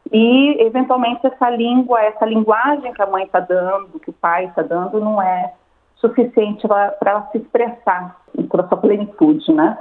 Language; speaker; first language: Portuguese; native; Portuguese